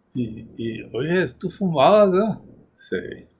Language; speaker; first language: Spanish; early bilingual, heritage; Spanish